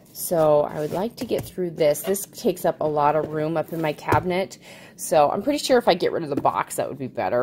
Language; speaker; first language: English; native; English